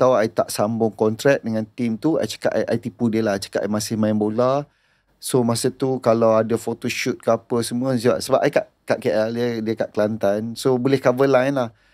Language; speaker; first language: Malay; native; Malay